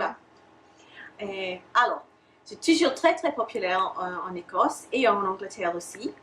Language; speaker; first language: French; non-native, learner; English